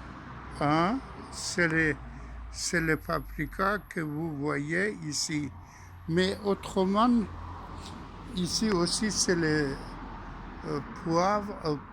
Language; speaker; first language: French; non-native, fluent; Persian